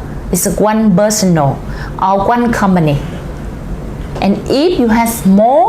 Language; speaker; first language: English; non-native, learner; Vietnamese